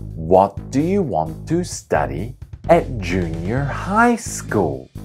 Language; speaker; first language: English; native; English